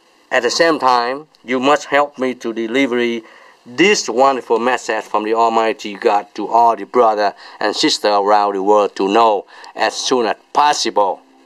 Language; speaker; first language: English; non-native, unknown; Vietnamese